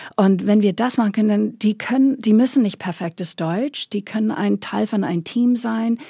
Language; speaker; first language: German; non-native, fluent; English